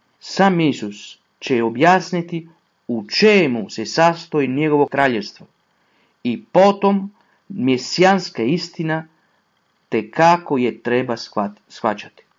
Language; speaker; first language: Croatian; non-native, fluent; Italian